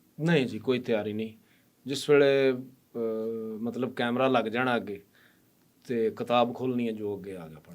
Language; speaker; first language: Punjabi; native; Punjabi